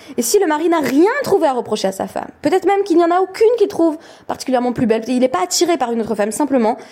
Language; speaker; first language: French; native; French